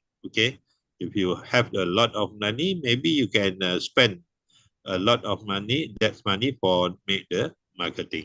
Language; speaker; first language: English; non-native, local second language; Malay